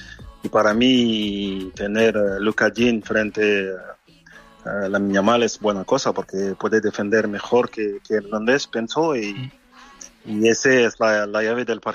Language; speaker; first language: Spanish; non-native, fluent; French